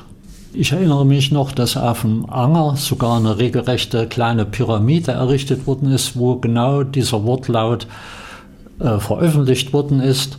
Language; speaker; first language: German; native; German